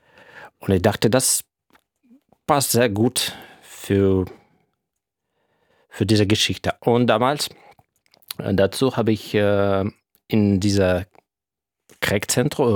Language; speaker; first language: German; non-native, fluent; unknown